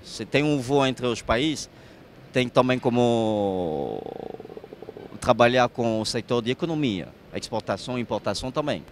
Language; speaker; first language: Portuguese; non-native, fluent; French